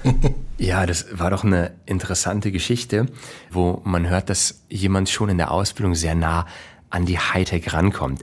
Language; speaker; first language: German; native; German